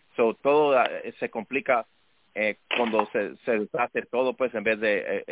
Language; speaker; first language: Spanish; early bilingual, heritage; Spanish